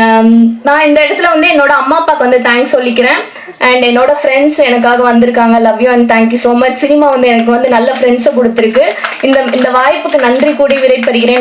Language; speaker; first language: Tamil; native; Tamil